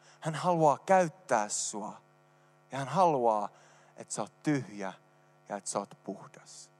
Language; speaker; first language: Finnish; early bilingual, heritage; Finnish